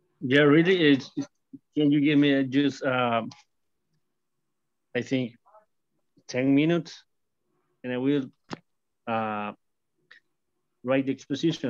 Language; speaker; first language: English; non-native, learner; Spanish